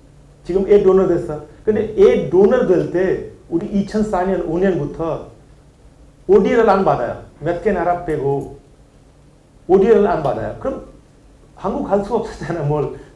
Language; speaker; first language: Korean; non-native, learner; Hindi